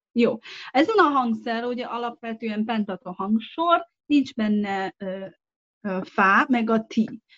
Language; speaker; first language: Hungarian; non-native, fluent; Chinese